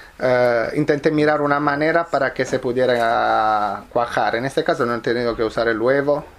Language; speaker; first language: Spanish; non-native, fluent; Italian